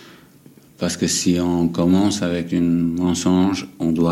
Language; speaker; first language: French; non-native, fluent; English